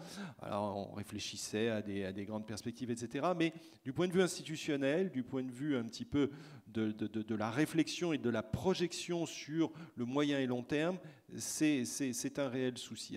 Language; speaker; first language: French; native; French